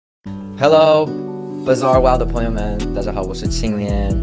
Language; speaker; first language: Chinese; non-native, learner; English